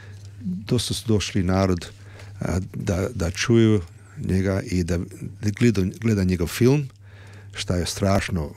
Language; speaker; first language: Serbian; early bilingual, heritage; Croatian